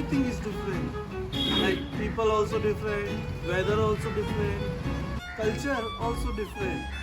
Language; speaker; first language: English; non-native, learner; Hindi